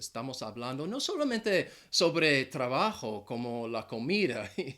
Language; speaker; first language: Spanish; non-native, fluent; English